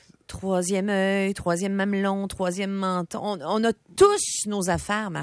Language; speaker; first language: French; native; French